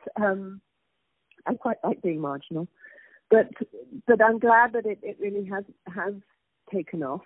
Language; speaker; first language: English; native; English